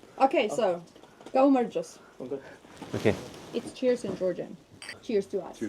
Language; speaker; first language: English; non-native, fluent; Georgian